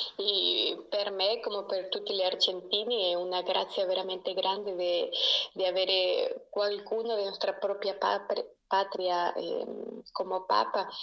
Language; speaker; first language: Italian; non-native, learner; Spanish